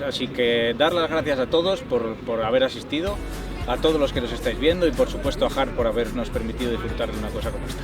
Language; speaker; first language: Spanish; native; Spanish